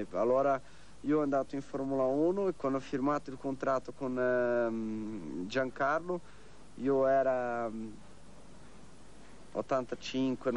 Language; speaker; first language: Italian; non-native, learner; Portuguese